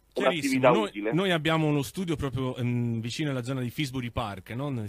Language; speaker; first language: Italian; native; Italian